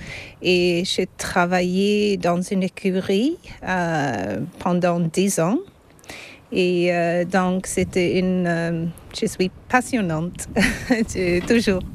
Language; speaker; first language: French; non-native, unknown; Swedish